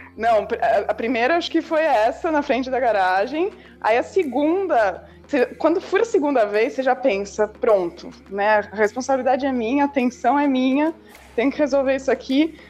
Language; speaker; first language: Portuguese; native; Portuguese